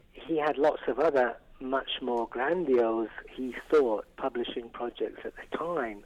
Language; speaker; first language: English; native; English